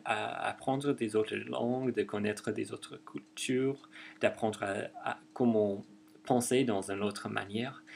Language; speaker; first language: French; non-native, fluent; English